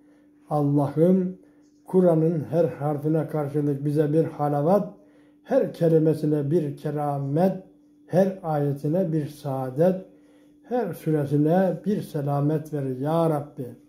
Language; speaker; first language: Turkish; native; Turkish